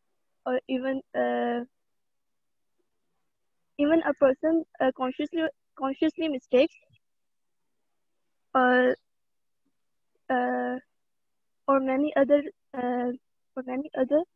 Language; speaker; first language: English; non-native, learner; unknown